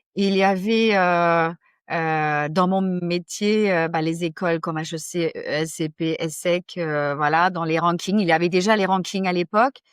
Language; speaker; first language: French; non-native, fluent; German